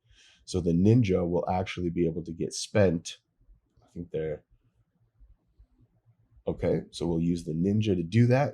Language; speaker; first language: English; native; English